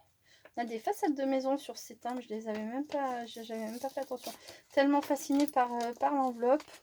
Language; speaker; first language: French; native; French